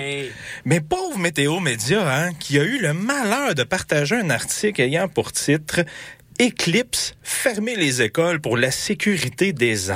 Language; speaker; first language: French; native; French